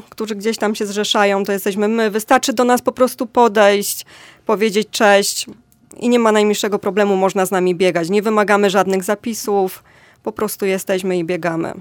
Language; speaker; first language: Polish; native; Polish